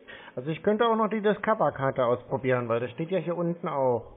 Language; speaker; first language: German; native; German